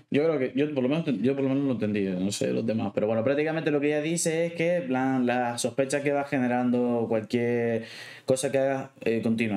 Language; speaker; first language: Spanish; native; Spanish